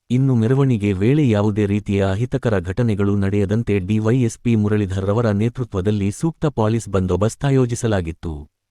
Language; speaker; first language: Kannada; native; Kannada